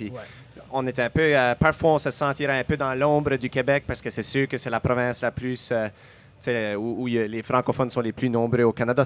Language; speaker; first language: French; native; French